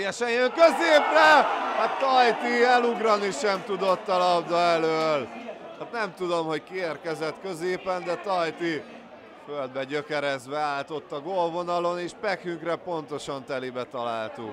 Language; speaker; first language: Hungarian; native; Hungarian